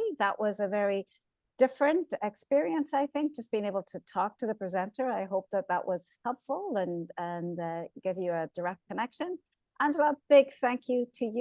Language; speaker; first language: English; native; English